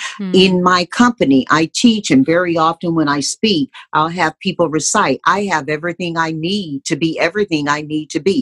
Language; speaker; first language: English; native; English